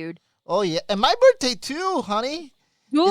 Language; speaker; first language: English; native; English